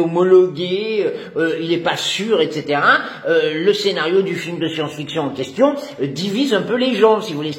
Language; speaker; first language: French; native; French